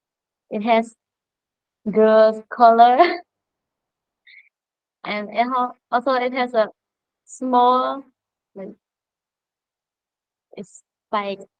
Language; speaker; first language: English; non-native, learner; Khmer